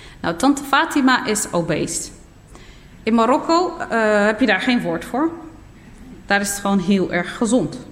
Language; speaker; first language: Dutch; early bilingual, other home language; Berber languages